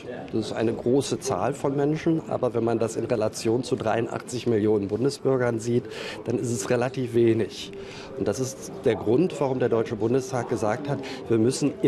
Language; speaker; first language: German; native; German